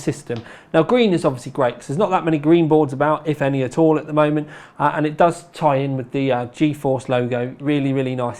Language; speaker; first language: English; native; English